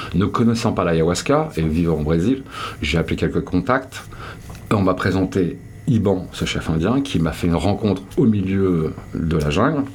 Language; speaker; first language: French; native; French